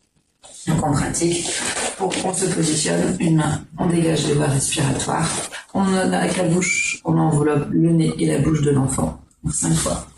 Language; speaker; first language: French; native; French